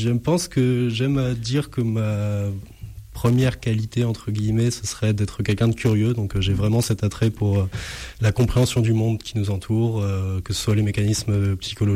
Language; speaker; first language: French; native; French